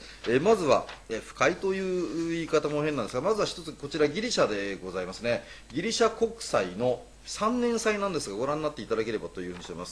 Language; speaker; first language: Japanese; native; Japanese